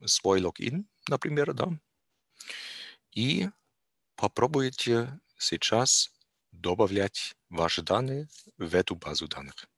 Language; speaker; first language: Russian; non-native, learner; German